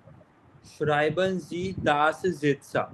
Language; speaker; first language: German; non-native, fluent; Hindi